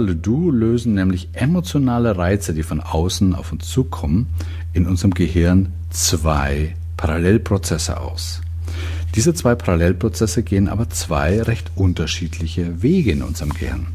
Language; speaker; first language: German; native; German